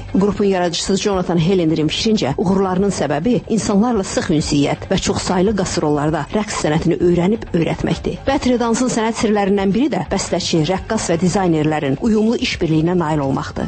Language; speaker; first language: Azerbaijani; native; Azerbaijani